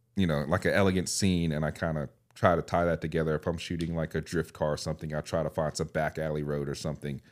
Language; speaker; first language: English; native; English